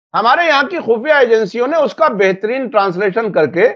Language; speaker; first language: Hindi; native; Hindi